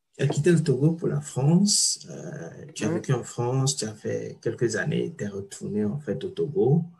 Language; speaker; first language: French; non-native, local second language; Ewe